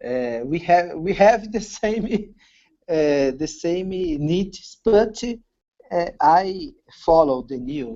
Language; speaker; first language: English; non-native, learner; Portuguese